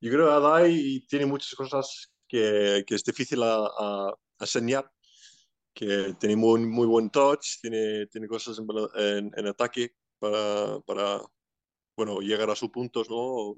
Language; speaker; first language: Spanish; non-native, fluent; Icelandic